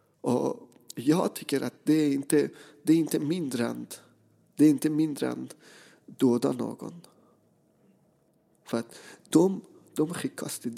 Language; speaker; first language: Swedish; non-native, fluent; Persian